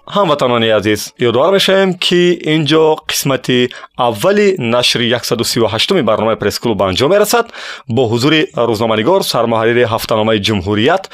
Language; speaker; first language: Tajik; native; Tajik